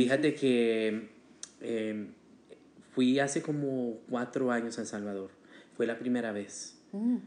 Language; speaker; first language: Spanish; early bilingual, heritage; Spanish